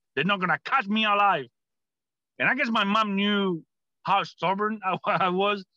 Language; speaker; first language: English; non-native, fluent; Spanish